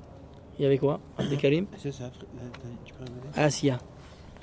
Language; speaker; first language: Arabic; non-native, fluent; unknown